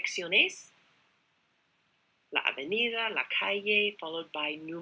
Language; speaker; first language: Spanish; non-native, fluent; English